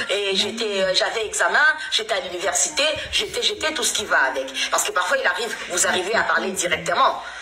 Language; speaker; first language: French; non-native, local second language; Lingala